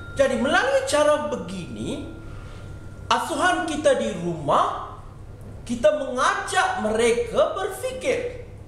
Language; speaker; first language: Malay; non-native, local second language; Tamil